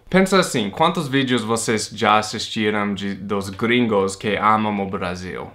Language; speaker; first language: Portuguese; non-native, fluent; English